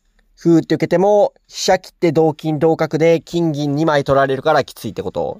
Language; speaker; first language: Japanese; native; Japanese